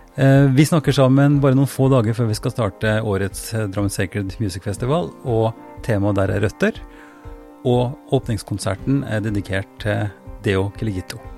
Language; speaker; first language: Norwegian; native; Norwegian